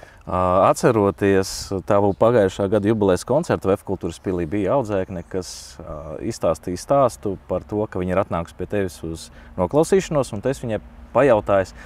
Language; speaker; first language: Latvian; native; Latvian